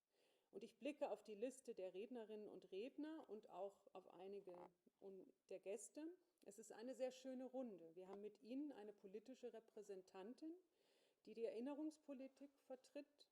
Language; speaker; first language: German; native; German